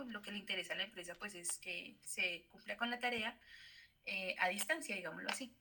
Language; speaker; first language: Spanish; native; Spanish